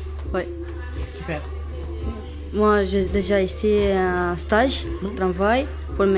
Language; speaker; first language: French; non-native, learner; Romany